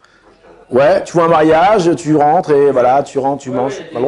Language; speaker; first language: French; native; French